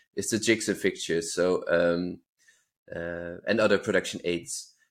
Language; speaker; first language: English; non-native, fluent; Dutch